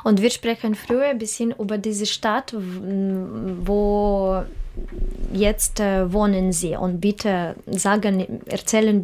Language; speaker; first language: German; non-native, learner; Russian